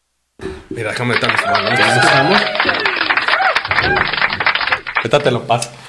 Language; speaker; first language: Spanish; native; Spanish